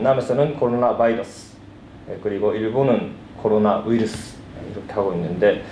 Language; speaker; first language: Korean; early bilingual, heritage; Korean